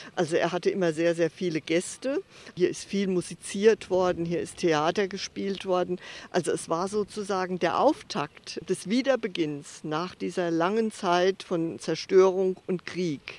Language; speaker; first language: German; native; German